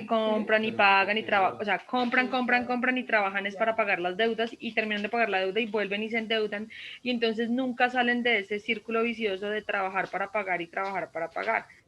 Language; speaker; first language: Spanish; native; Spanish